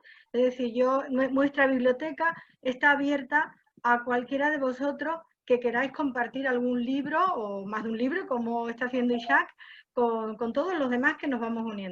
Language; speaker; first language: Spanish; native; Spanish